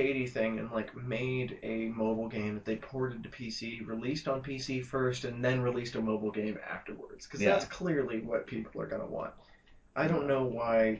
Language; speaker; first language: English; native; English